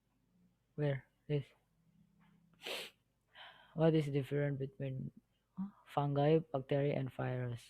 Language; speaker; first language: English; non-native, learner; Indonesian